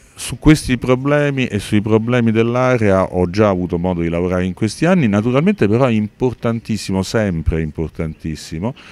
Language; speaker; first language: Italian; native; Italian